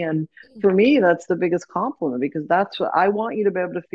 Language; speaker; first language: English; native; English